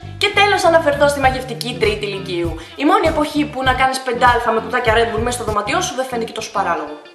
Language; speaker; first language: Greek; early bilingual, other home language; Russian